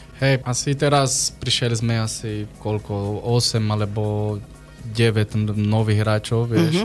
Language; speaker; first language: Slovak; non-native, learner; Portuguese